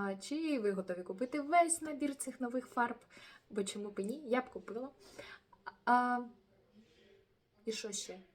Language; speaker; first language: Ukrainian; native; Ukrainian